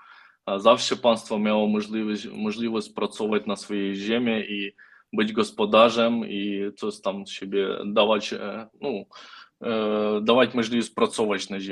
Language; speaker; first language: Polish; non-native, learner; Ukrainian